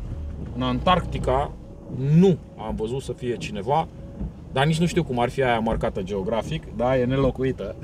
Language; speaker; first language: Romanian; native; Romanian